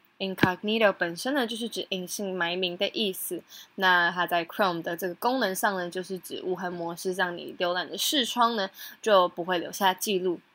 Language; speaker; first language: Chinese; native; Chinese